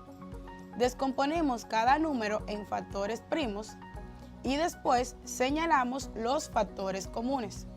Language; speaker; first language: Spanish; native; Spanish